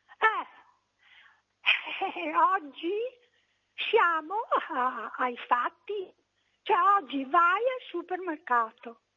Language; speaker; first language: Italian; native; Italian